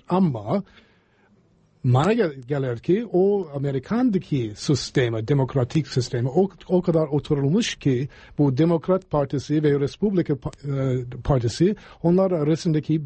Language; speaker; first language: Turkish; non-native, fluent; English